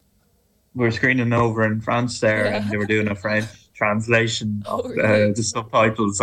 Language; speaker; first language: English; native; English